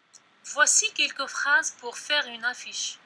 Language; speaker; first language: French; non-native, local second language; Arabic